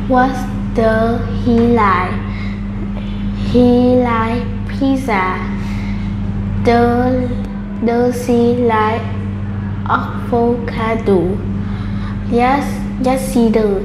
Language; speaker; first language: English; non-native, learner; Vietnamese